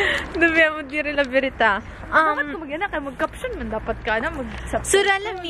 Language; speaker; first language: Italian; non-native, fluent; Filipino